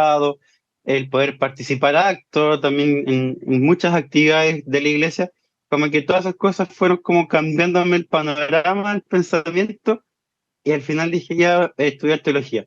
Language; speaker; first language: Spanish; native; Spanish